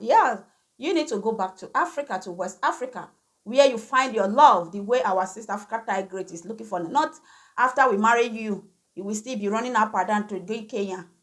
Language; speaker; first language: Nigerian Pidgin; native; Nigerian Pidgin